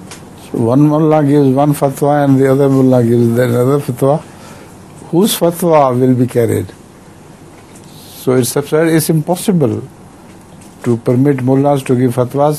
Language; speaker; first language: English; non-native, local second language; Urdu